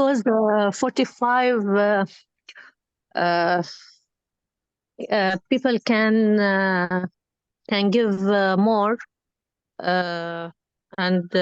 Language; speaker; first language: English; non-native, learner; Arabic